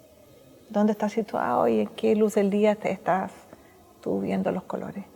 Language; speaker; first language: Spanish; native; Spanish